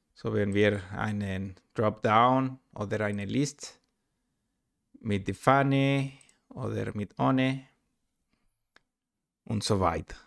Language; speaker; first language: German; non-native, learner; Spanish